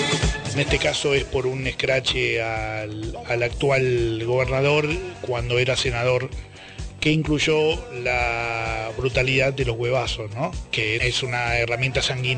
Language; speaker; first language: Spanish; native; Spanish